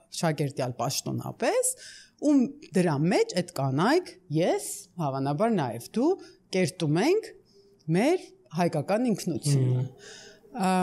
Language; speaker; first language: Armenian; early bilingual, heritage; Armenian